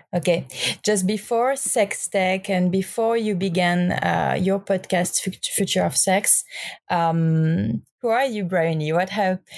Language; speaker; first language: English; non-native, fluent; French